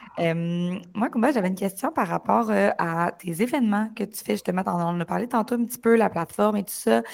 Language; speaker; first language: French; native; French